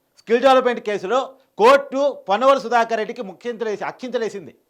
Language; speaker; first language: Telugu; native; Telugu